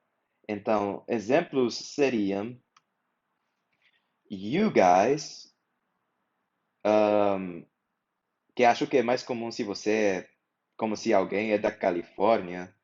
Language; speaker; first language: Portuguese; non-native, fluent; English